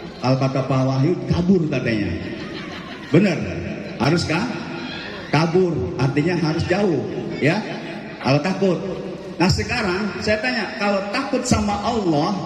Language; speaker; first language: Indonesian; native; Indonesian